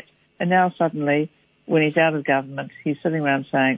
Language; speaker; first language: English; native; English